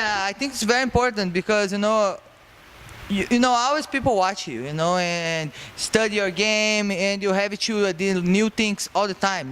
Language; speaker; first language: English; non-native, learner; Portuguese